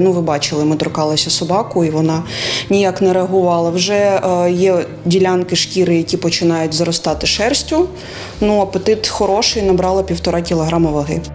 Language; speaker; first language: Ukrainian; native; Ukrainian